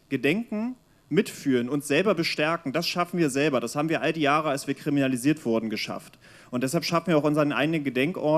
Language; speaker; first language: German; native; German